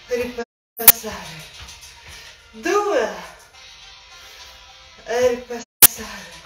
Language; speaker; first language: Italian; non-native, learner; Russian